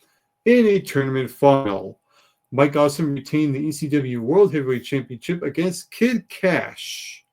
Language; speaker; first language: English; native; English